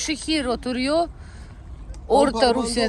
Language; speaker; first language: Turkish; non-native, local second language; Russian